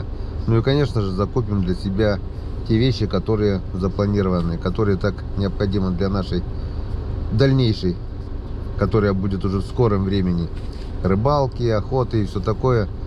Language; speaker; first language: Russian; native; Russian